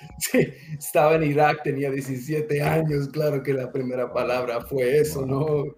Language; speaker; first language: Spanish; early bilingual, heritage; Spanish